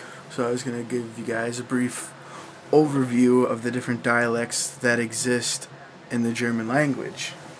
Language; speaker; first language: English; early bilingual, other home language; German